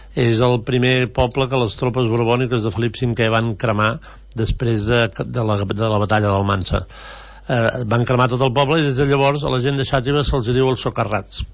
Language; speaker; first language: Catalan; native; Catalan